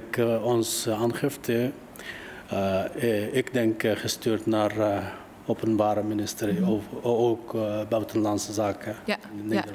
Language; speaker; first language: Dutch; non-native, learner; Uyghur